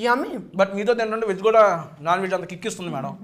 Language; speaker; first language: Telugu; native; Telugu